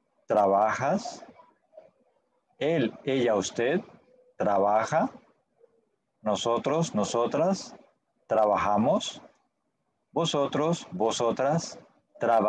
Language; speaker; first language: Spanish; native; Spanish